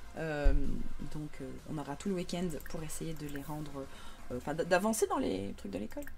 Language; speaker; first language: French; native; French